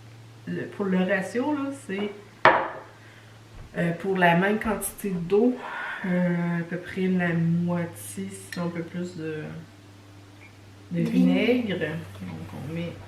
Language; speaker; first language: French; native; French